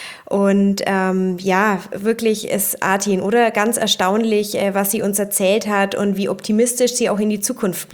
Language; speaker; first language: German; native; German